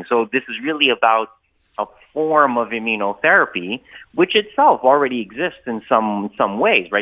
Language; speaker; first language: English; native; English